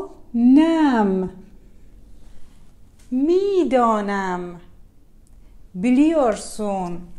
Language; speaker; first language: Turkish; non-native, learner; Persian